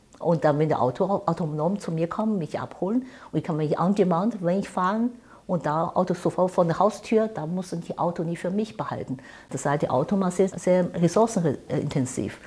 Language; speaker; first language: German; non-native, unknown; Chinese